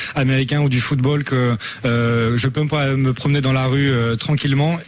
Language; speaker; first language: French; native; French